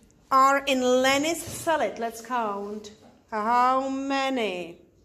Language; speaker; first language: English; non-native, fluent; Czech